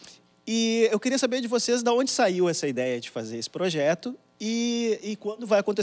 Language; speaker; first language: Portuguese; native; Portuguese